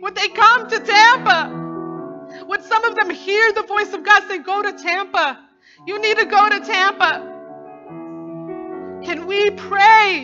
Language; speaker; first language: English; native; English